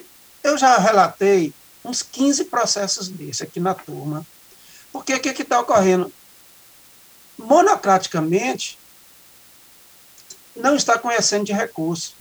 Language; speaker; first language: Portuguese; native; Portuguese